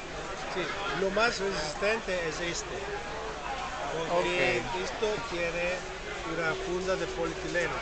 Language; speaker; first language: Spanish; non-native, fluent; Italian